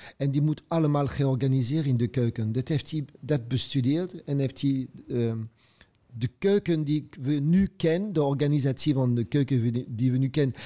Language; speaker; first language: Dutch; non-native, fluent; French